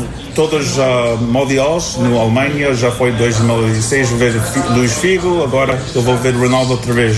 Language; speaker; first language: Portuguese; early bilingual, heritage; Portuguese